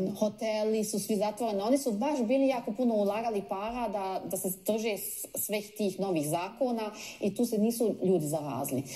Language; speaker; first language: Croatian; early bilingual, heritage; Croatian